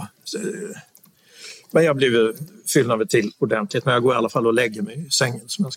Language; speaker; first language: Swedish; native; Swedish